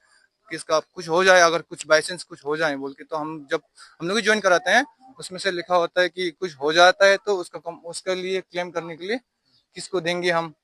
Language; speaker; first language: Hindi; non-native, local second language; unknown